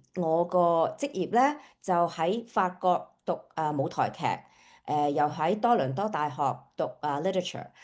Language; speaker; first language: Cantonese; early bilingual, heritage; Cantonese